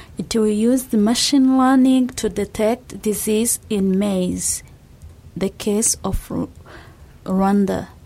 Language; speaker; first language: English; non-native, local second language; Kinyarwanda